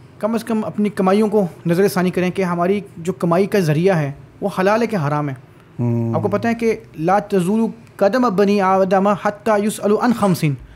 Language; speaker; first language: Urdu; native; Urdu